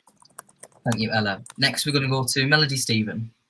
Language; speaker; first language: English; native; English